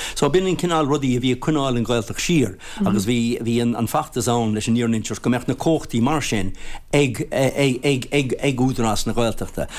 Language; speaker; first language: Irish; native; Irish